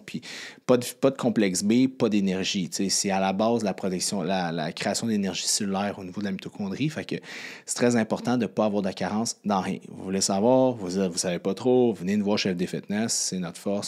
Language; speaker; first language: French; native; French